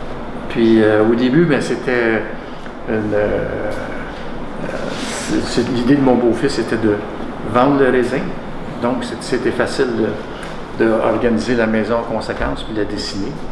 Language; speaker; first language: French; native; French